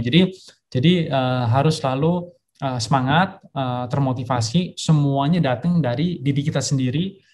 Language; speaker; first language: Indonesian; early bilingual, heritage; Indonesian